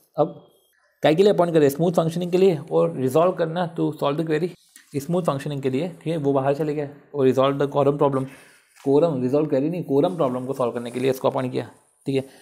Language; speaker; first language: Hindi; native; Hindi